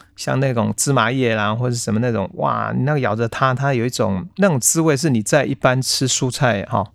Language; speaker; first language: Chinese; native; Chinese